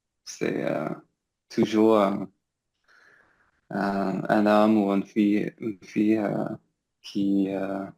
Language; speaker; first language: French; non-native, learner; English